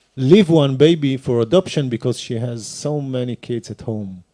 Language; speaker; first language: English; non-native, fluent; Hebrew